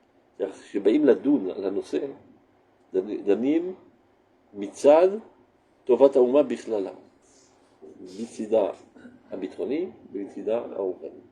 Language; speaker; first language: Hebrew; non-native, fluent; French